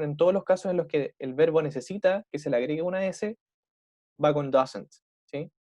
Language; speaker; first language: Spanish; native; Spanish